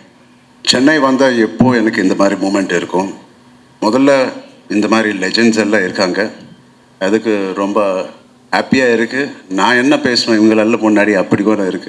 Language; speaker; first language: Tamil; non-native, learner; Telugu